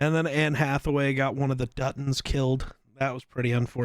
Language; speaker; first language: English; native; English